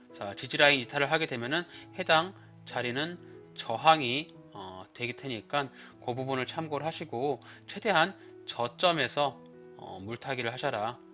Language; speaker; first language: Korean; native; Korean